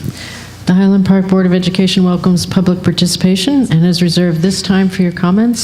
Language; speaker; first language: English; native; English